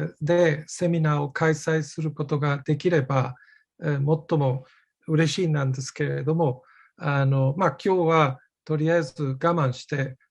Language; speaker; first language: Japanese; non-native, fluent; German